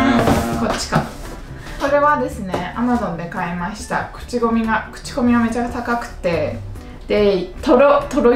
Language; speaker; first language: Japanese; non-native, fluent; Chinese